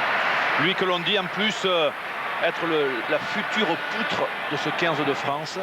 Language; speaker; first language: French; native; French